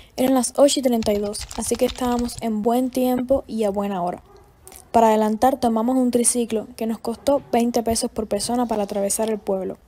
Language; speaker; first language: Spanish; native; Spanish